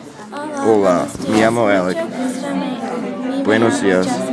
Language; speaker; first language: Spanish; non-native, learner; English